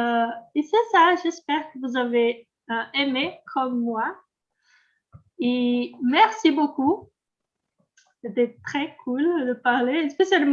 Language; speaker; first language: French; non-native, learner; Portuguese